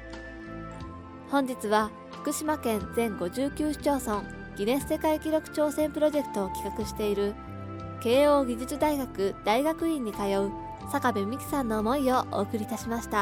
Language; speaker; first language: Japanese; native; Japanese